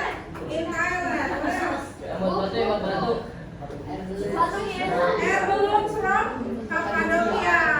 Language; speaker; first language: English; non-native, fluent; Indonesian